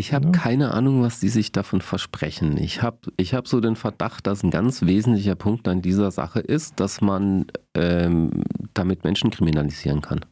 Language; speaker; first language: German; native; German